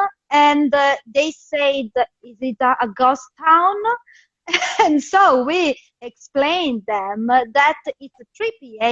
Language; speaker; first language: English; non-native, fluent; Italian